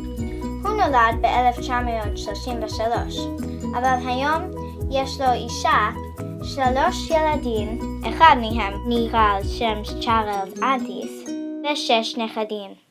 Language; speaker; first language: Hebrew; non-native, learner; English